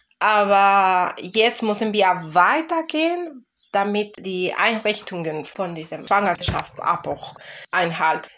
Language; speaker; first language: German; non-native, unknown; Spanish